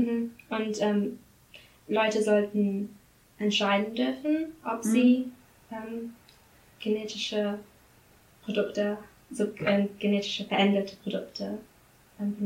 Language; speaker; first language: German; non-native, learner; English